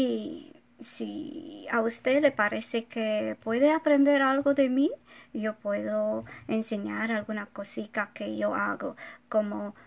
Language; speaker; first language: Spanish; non-native, fluent; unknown